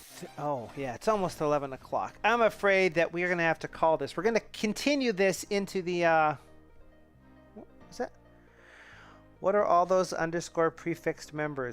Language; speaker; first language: English; native; English